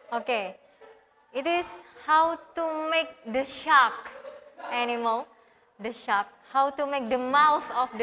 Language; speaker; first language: English; non-native, fluent; Indonesian